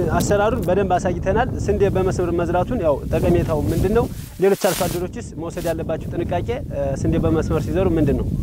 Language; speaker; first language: Amharic; native; Amharic